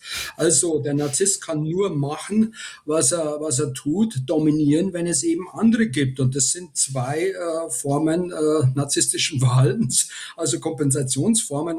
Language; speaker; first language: German; native; German